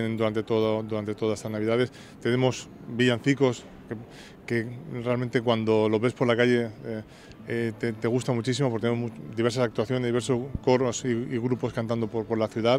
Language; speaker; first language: Spanish; native; Spanish